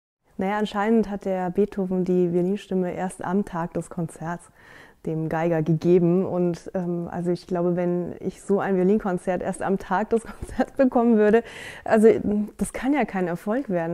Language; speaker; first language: German; native; German